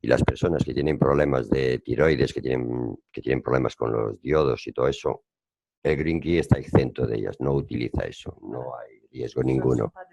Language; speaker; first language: Spanish; native; Spanish